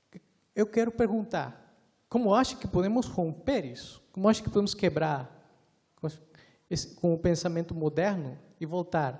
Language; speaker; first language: Portuguese; non-native, fluent; Spanish